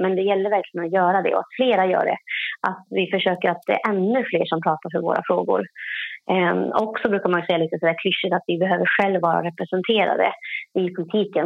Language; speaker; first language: Swedish; native; Swedish